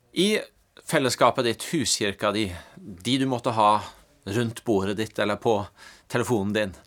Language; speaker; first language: Norwegian; native; Norwegian